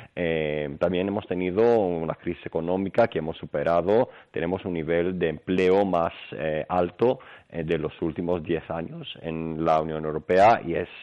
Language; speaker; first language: Spanish; non-native, fluent; Greek